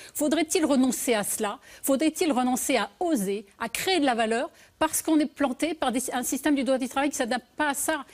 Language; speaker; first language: French; native; French